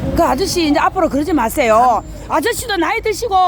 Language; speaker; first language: Korean; native; Korean